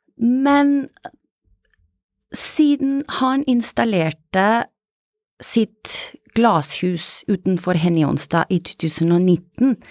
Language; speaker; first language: Norwegian; non-native, fluent; Italian